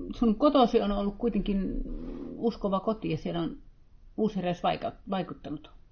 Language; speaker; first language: Finnish; native; Finnish